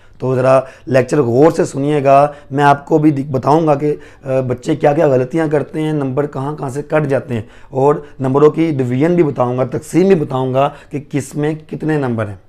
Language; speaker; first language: Urdu; non-native, local second language; Punjabi